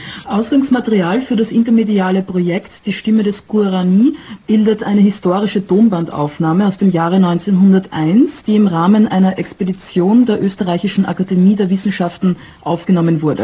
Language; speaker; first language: German; native; German